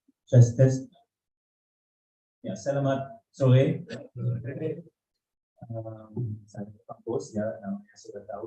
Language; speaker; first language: Indonesian; non-native, learner; German